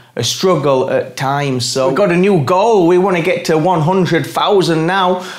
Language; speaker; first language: English; native; English